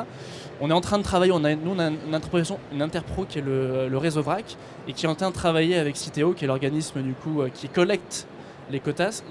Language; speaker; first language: French; native; French